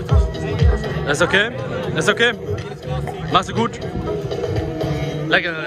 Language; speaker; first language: German; native; German